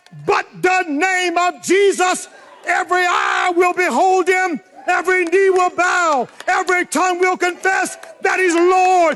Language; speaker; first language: English; native; English